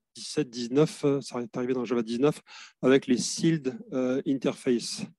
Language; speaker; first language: French; native; French